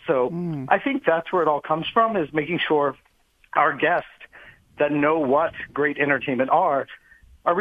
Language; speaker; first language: English; native; English